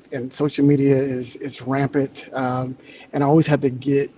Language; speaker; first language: English; native; English